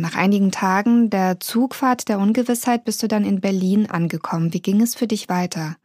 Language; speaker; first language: German; native; German